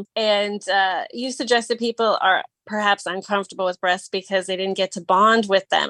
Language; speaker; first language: English; native; English